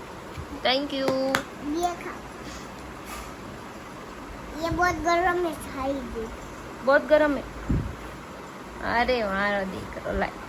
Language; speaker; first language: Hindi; non-native, local second language; Gujarati